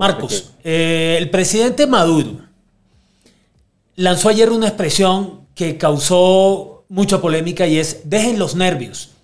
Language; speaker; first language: Spanish; native; Spanish